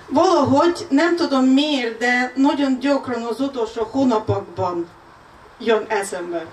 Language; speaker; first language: Hungarian; non-native, fluent; Ukrainian